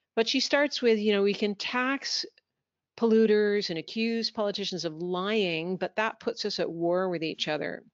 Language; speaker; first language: English; native; English